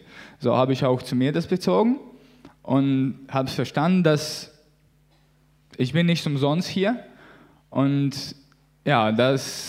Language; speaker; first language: German; non-native, learner; Latvian